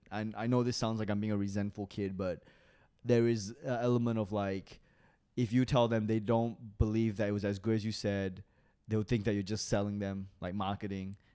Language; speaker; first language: English; native; English